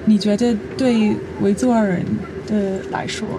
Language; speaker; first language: Chinese; non-native, learner; English